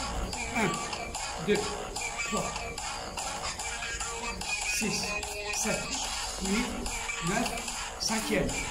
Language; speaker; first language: French; native; French